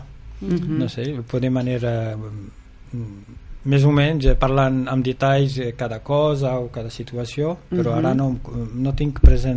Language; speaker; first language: Catalan; non-native, fluent; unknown